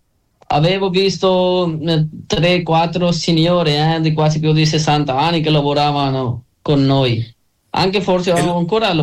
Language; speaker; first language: Italian; non-native, learner; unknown